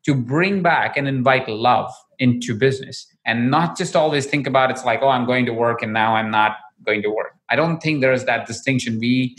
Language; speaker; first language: English; non-native, local second language; Hindi